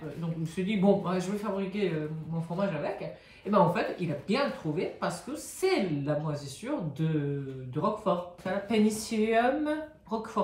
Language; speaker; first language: French; non-native, fluent; Japanese